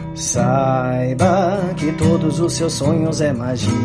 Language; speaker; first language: Portuguese; native; Portuguese